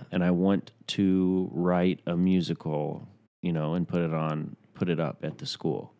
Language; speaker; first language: English; native; English